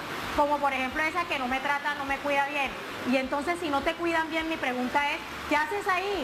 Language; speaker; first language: Spanish; native; Spanish